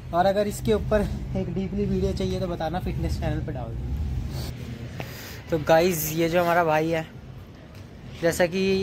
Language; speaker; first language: Hindi; native; Hindi